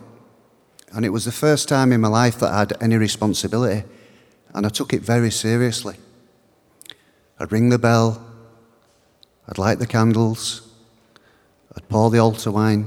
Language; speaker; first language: English; native; English